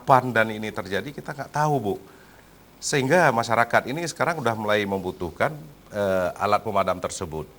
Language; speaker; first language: Malay; native; Malay